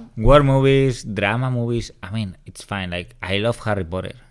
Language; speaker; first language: English; non-native, fluent; Spanish